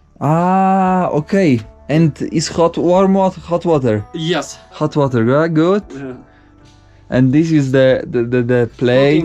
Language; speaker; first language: English; non-native, learner; Polish